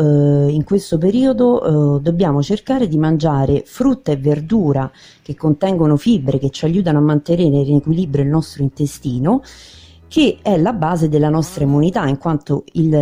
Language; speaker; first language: Italian; native; Italian